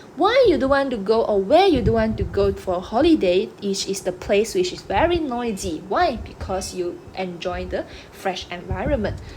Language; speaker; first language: English; non-native, local second language; Malay